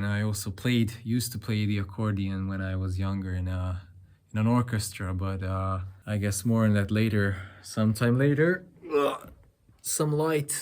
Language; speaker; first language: English; non-native, fluent; Hungarian